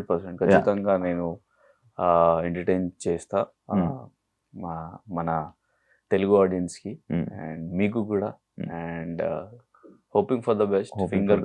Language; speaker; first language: Telugu; non-native, learner; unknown